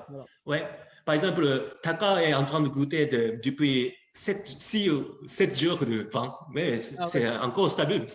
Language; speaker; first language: French; non-native, fluent; Japanese